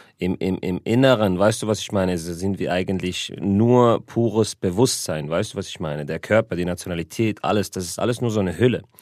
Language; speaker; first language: German; early bilingual, other home language; Arabic